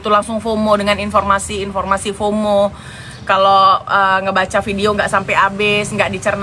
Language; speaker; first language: Indonesian; native; Indonesian